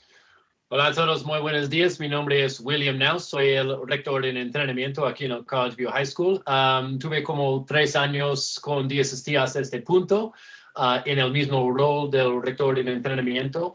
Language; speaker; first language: Spanish; non-native, fluent; English